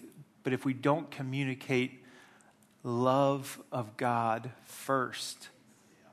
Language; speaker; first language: English; native; English